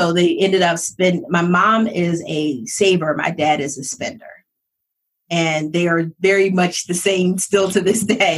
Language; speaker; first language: English; native; English